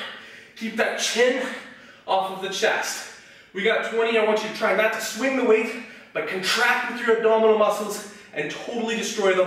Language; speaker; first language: English; native; English